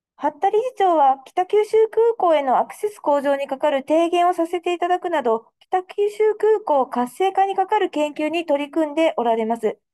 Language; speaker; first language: Japanese; native; Japanese